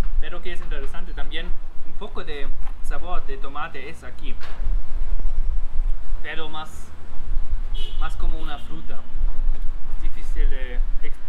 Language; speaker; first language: Spanish; non-native, learner; German